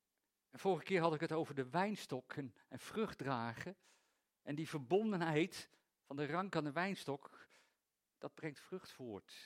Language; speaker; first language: Dutch; native; Dutch